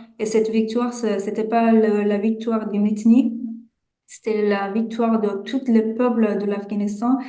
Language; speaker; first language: French; non-native, fluent; Persian